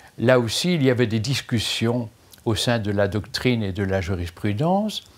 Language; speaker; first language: French; native; French